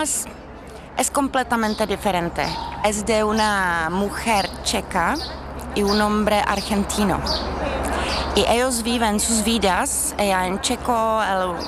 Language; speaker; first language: Spanish; non-native, learner; Czech